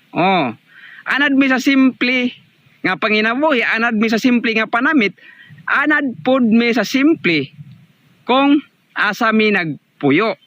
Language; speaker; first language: Cebuano; non-native, local second language; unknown